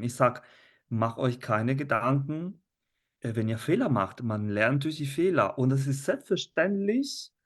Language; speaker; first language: German; non-native, fluent; Italian